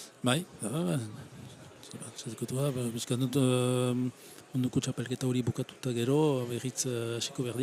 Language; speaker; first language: Basque; native; Basque